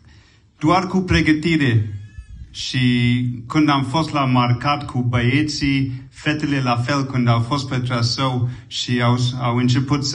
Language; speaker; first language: Romanian; non-native, fluent; English